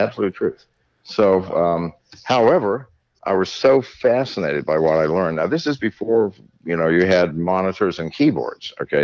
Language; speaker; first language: English; native; English